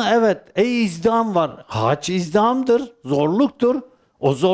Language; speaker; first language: Turkish; native; Turkish